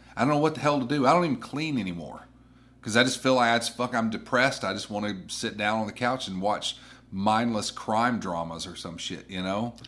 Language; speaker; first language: English; native; English